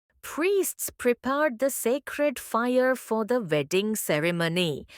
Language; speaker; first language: English; non-native, local second language; Tamil